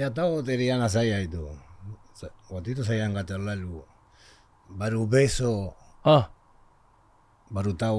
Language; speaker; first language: Indonesian; non-native, learner; Spanish